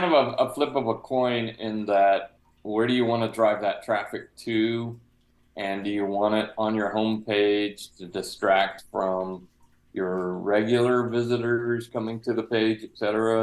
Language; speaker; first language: English; native; English